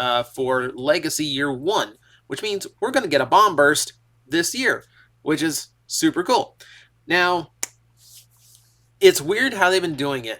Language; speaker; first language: English; native; English